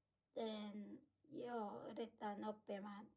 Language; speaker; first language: Finnish; non-native, learner; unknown